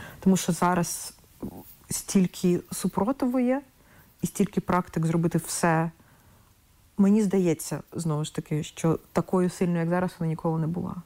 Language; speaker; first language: Ukrainian; non-native, local second language; Russian